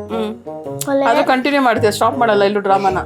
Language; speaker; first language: Kannada; native; Kannada